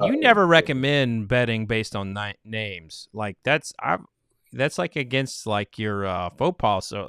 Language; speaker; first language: English; native; English